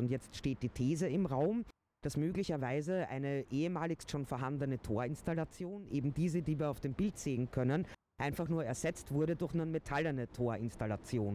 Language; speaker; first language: German; native; German